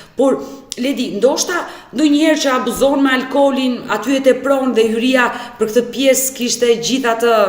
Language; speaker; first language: Albanian; native; Albanian